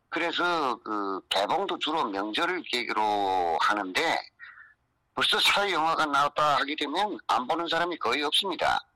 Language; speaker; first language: Korean; native; Korean